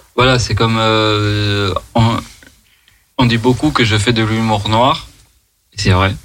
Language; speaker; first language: French; native; French